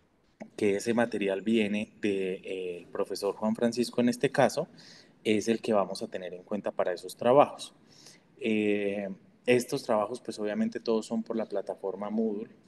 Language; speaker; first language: Spanish; native; Spanish